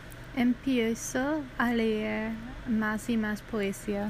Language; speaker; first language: Spanish; non-native, learner; English